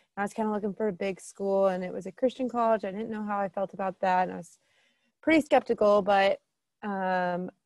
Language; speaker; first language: English; native; English